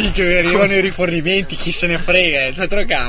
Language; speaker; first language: Italian; native; Italian